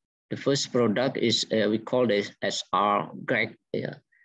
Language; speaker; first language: English; non-native, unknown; Indonesian